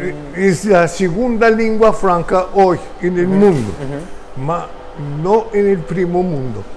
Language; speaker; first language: Spanish; early bilingual, heritage; Ladino